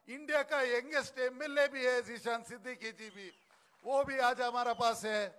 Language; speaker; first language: Hindi; non-native, local second language; Kannada